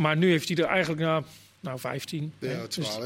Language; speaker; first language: Dutch; native; Dutch